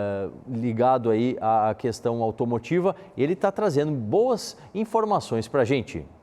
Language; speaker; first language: Portuguese; native; Portuguese